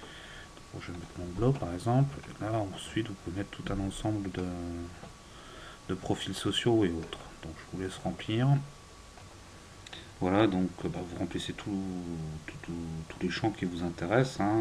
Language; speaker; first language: French; native; French